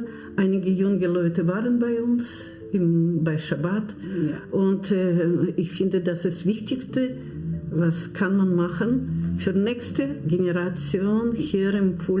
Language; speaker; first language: German; non-native, learner; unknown